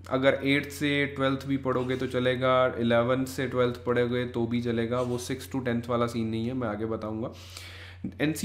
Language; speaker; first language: Hindi; native; Hindi